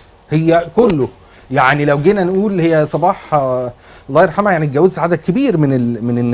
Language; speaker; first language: Arabic; native; Arabic